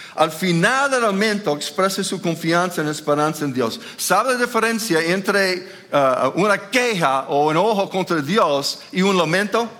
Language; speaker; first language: Spanish; non-native, fluent; English